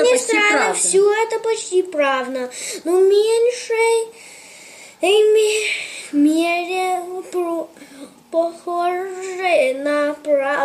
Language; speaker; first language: Russian; early bilingual, heritage; English